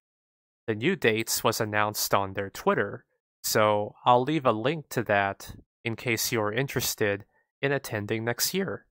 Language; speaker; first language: English; native; English